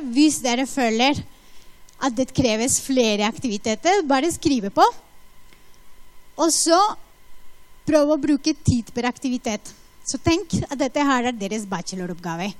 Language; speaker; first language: Norwegian; non-native, fluent; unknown